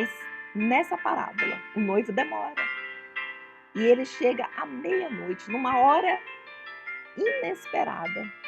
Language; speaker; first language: Portuguese; native; Portuguese